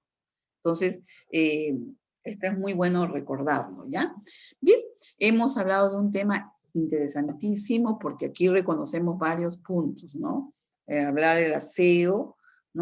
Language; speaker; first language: Spanish; native; Spanish